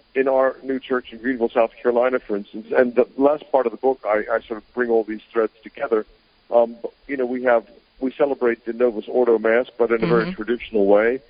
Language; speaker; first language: English; native; English